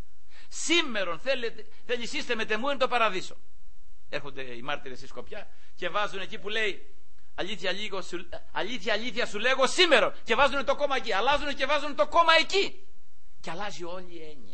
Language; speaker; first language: Greek; native; Greek